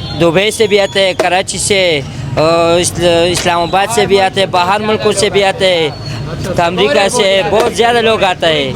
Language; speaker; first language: Hindi; non-native, local second language; Pashto